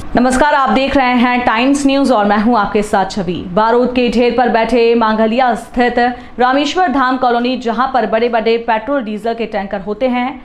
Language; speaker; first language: Hindi; native; Hindi